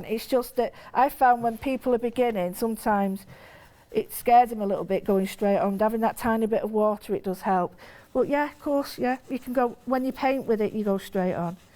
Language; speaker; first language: English; native; English